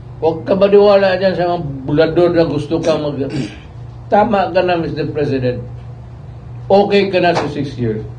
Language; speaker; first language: Filipino; non-native, local second language; Cebuano